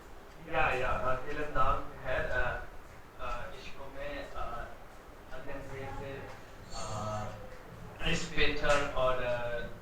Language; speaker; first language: German; non-native, learner; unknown